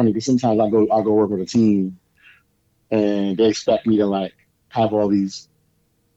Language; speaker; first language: English; native; English